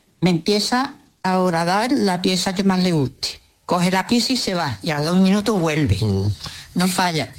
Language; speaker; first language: Spanish; early bilingual, other home language; Russian